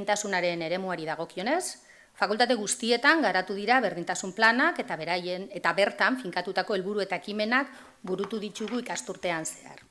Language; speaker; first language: Basque; native; Basque